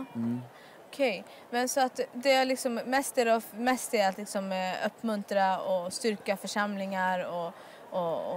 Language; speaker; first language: Swedish; native; Swedish